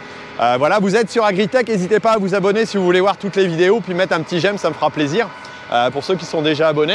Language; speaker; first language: French; native; French